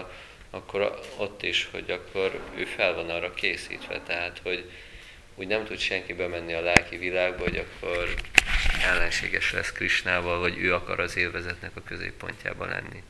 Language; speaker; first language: Hungarian; native; Hungarian